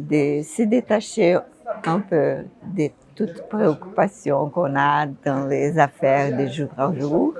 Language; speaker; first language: French; non-native, fluent; Portuguese